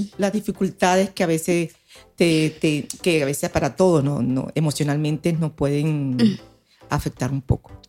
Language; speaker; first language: Spanish; native; Spanish